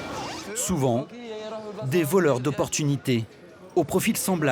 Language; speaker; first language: French; native; French